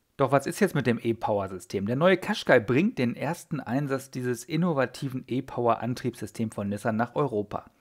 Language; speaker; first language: German; native; German